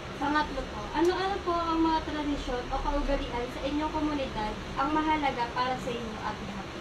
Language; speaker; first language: Filipino; native; Filipino